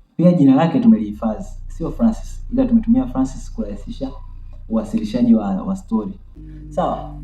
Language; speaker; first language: Swahili; native; Swahili